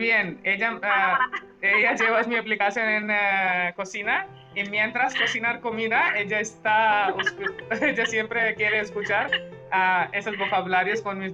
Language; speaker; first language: Spanish; non-native, learner; Hindi